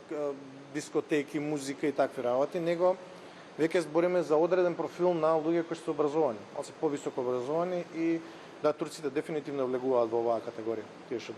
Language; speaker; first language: Macedonian; native; Macedonian